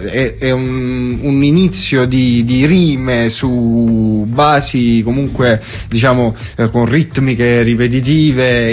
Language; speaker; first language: Italian; native; Italian